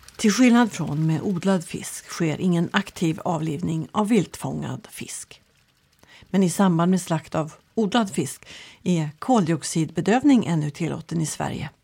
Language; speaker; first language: Swedish; native; Swedish